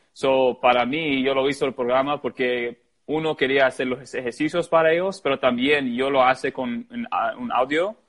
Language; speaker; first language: Spanish; early bilingual, heritage; English